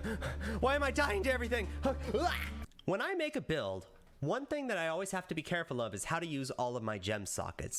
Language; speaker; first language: English; native; English